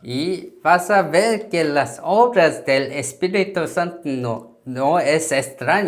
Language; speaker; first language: Spanish; non-native, learner; Korean